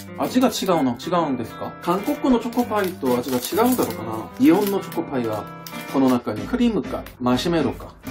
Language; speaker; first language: Japanese; non-native, fluent; Korean